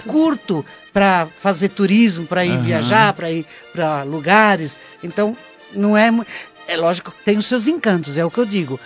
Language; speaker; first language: Portuguese; native; Portuguese